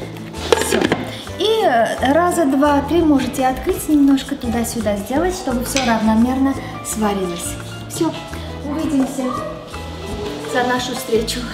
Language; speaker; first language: Russian; non-native, fluent; Armenian